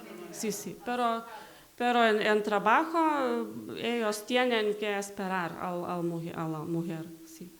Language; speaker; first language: Spanish; non-native, learner; Lithuanian